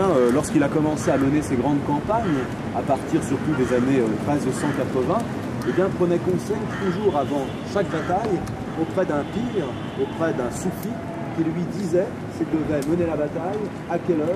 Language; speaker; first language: French; native; French